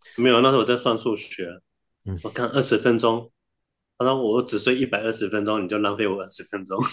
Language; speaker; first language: Chinese; native; Chinese